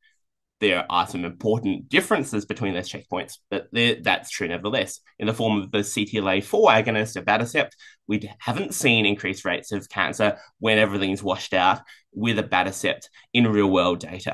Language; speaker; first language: English; native; English